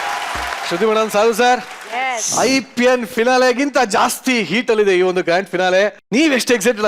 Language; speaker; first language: Kannada; native; Kannada